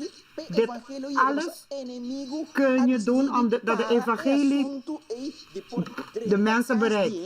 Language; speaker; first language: Dutch; non-native, local second language; Papiamento